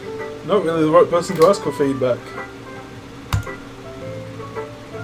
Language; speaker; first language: English; native; English